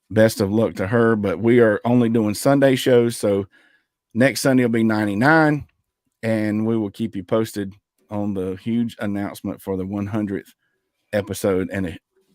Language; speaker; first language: English; native; English